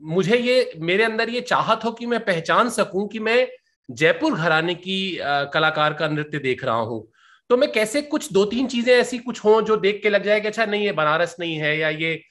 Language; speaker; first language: Hindi; native; Hindi